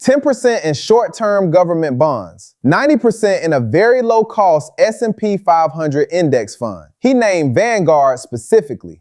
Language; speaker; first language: English; native; English